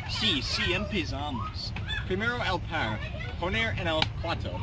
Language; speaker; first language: Spanish; non-native, learner; English